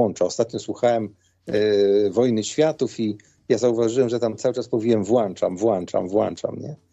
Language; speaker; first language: Polish; native; Polish